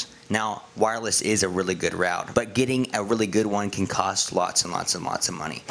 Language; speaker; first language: English; native; English